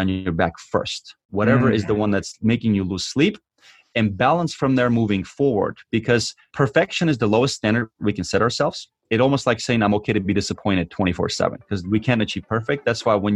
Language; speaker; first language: English; early bilingual, other home language; Armenian